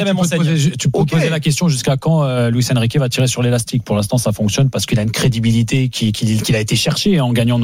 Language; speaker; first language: French; native; French